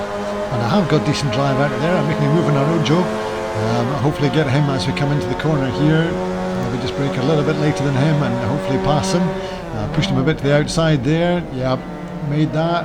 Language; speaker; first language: English; native; English